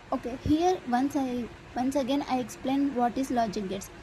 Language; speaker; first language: English; non-native, local second language; Telugu